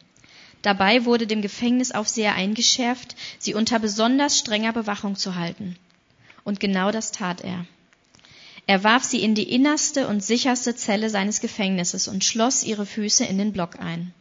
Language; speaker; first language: German; native; German